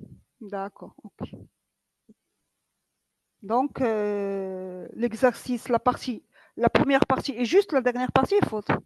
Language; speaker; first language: French; non-native, local second language; Arabic